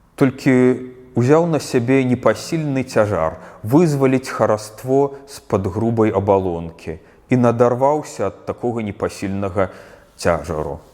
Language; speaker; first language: Belarusian; native; Belarusian